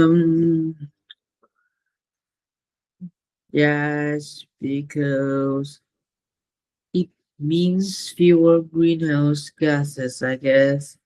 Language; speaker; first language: English; non-native, learner; Vietnamese